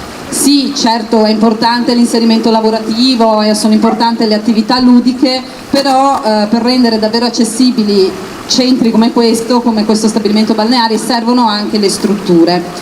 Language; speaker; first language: Italian; native; Italian